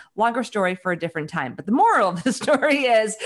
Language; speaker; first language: English; native; English